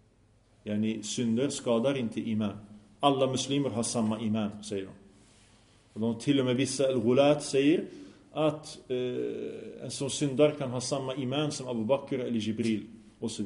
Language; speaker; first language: Swedish; early bilingual, other home language; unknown